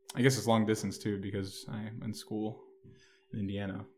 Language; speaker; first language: English; native; English